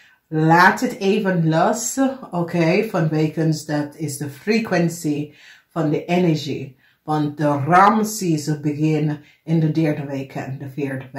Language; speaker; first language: Dutch; non-native, fluent; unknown